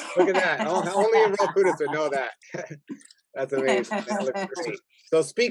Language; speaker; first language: English; native; English